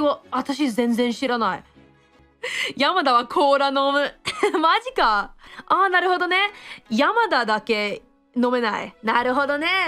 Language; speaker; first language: Japanese; non-native, fluent; English